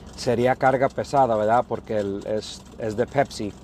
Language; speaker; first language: Spanish; early bilingual, heritage; Spanish